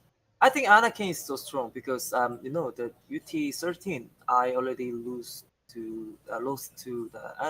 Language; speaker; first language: English; non-native, learner; Korean